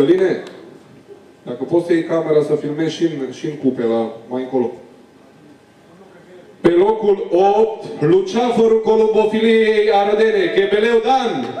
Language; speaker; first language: Romanian; native; Romanian